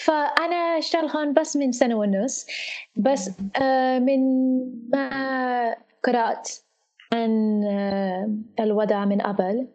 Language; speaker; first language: Arabic; non-native, fluent; English